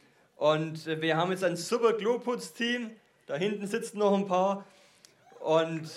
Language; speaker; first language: German; native; German